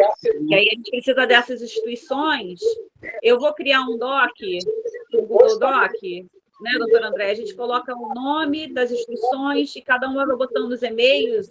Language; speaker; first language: Portuguese; native; Portuguese